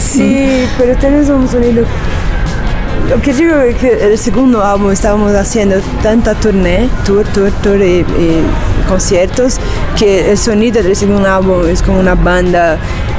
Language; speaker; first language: Spanish; non-native, learner; Portuguese